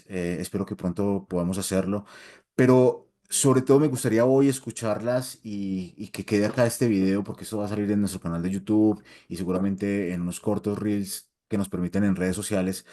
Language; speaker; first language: Spanish; native; Spanish